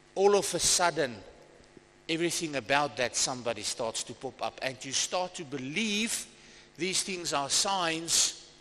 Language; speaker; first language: English; non-native, local second language; Afrikaans